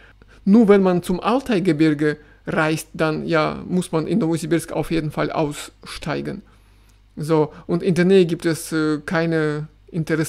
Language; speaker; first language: German; non-native, fluent; Russian